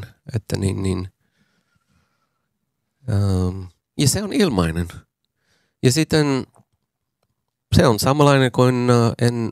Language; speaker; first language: Finnish; non-native, learner; English